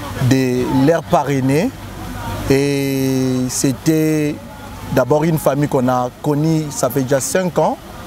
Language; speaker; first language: French; non-native, local second language; Lingala